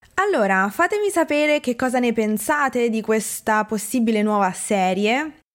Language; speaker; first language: Italian; native; Italian